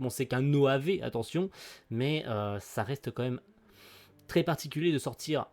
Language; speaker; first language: French; native; French